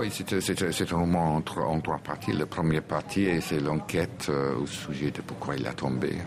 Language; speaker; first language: French; non-native, fluent; English